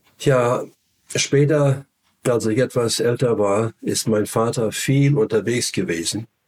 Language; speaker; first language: German; non-native, fluent; English